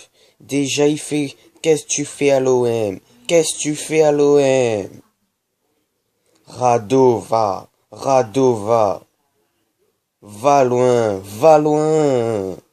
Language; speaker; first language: French; native; French